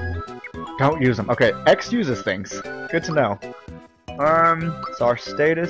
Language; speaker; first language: English; native; English